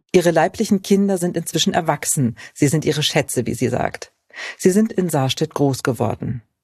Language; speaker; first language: German; native; German